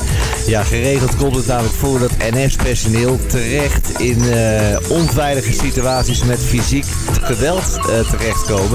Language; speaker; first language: Dutch; native; Dutch